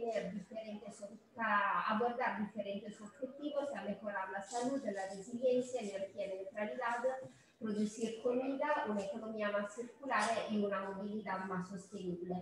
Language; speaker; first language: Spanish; non-native, fluent; Italian